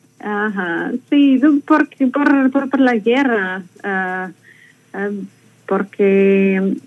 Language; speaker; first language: Spanish; non-native, learner; Russian